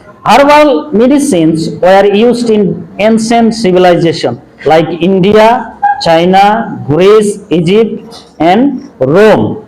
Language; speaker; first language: English; non-native, local second language; Bangla